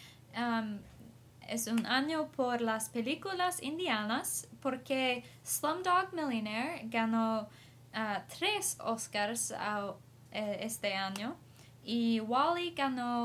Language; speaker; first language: Spanish; non-native, learner; English